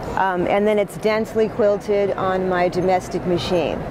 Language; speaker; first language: English; native; English